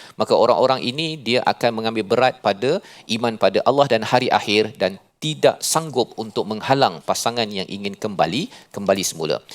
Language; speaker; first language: Malay; native; Malay